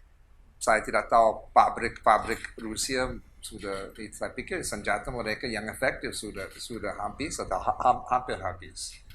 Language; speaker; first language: Indonesian; non-native, fluent; English